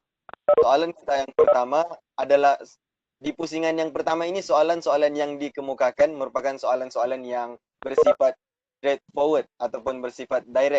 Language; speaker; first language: Malay; native; Malay